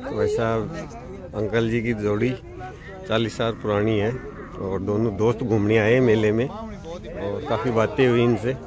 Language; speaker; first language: Hindi; native; Hindi